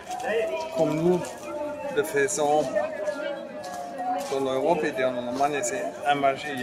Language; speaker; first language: French; non-native, fluent; German